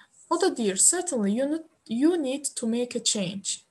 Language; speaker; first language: English; non-native, fluent; Azerbaijani